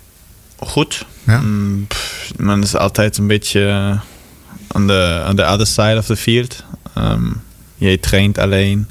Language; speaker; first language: Dutch; non-native, fluent; German